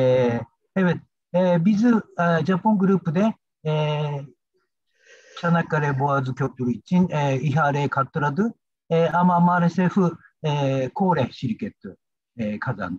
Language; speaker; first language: Turkish; non-native, learner; Japanese